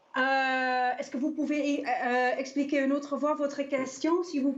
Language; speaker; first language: French; non-native, learner; Danish